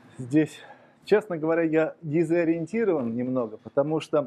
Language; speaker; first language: Russian; native; Russian